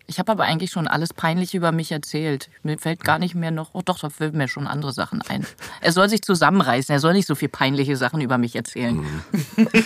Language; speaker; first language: German; native; German